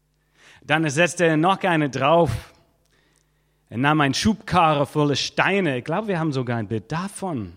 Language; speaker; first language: German; non-native, fluent; English